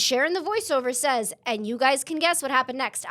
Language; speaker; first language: English; native; English